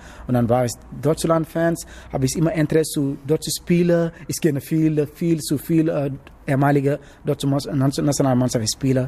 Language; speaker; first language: German; non-native, learner; Wolof